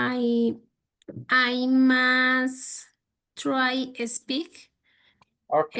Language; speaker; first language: English; non-native, learner; Spanish